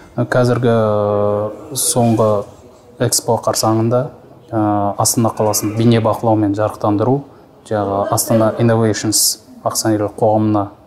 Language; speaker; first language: Kazakh; native; Kazakh